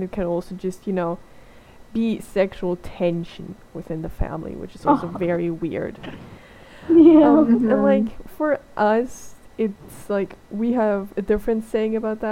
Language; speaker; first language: English; non-native, fluent; German